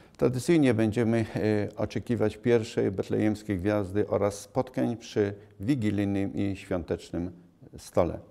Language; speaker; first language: Polish; native; Polish